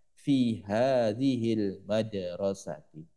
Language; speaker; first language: Arabic; non-native, fluent; Indonesian